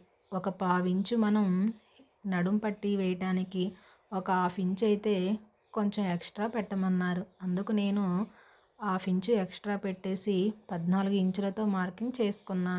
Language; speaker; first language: Telugu; native; Telugu